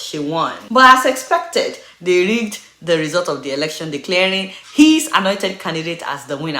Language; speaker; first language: English; non-native, local second language; Yoruba